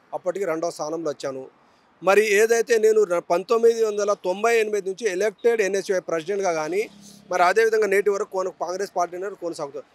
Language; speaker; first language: Telugu; non-native, local second language; Lambadi